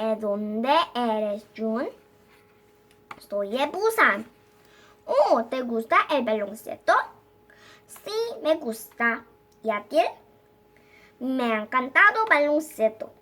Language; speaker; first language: Spanish; non-native, learner; Korean